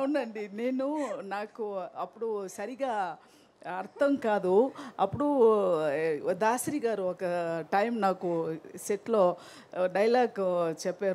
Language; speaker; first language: Telugu; non-native, learner; Tamil